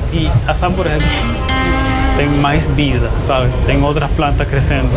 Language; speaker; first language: Portuguese; non-native, fluent; Spanish